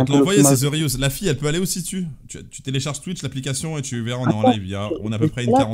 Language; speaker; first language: French; native; French